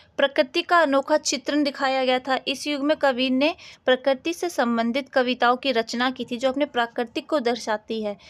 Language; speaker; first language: Hindi; native; Hindi